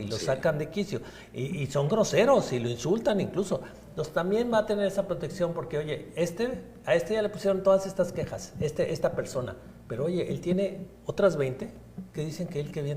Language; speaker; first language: Spanish; native; Spanish